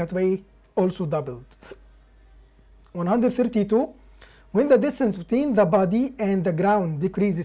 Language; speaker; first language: English; non-native, fluent; Arabic